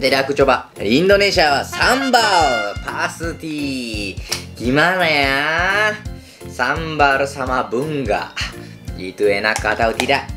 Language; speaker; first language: Indonesian; non-native, fluent; Japanese